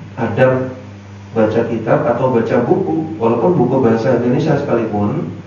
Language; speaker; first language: Indonesian; native; Indonesian